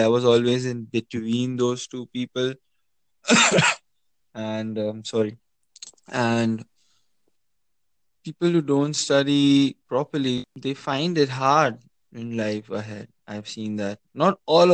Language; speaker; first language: English; non-native, local second language; Hindi